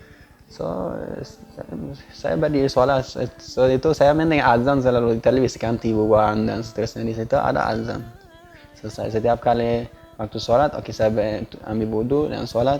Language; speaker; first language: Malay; non-native, fluent; Swedish